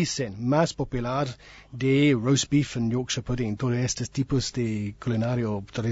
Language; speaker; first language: Spanish; non-native, learner; English